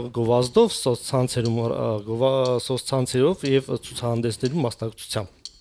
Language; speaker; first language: Armenian; native; Armenian